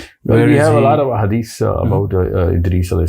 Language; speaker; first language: English; non-native, local second language; Urdu